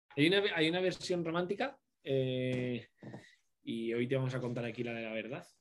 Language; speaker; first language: Spanish; native; Spanish